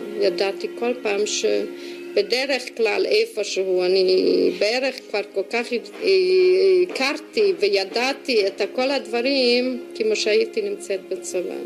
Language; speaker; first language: Hebrew; non-native, fluent; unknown